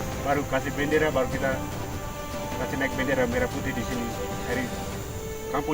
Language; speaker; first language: Indonesian; non-native, local second language; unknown